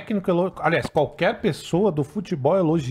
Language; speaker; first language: Portuguese; native; Portuguese